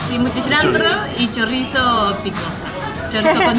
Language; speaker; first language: Spanish; non-native, fluent; Japanese